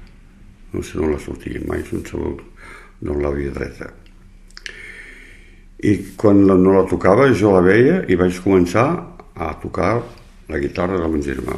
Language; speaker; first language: Catalan; native; Catalan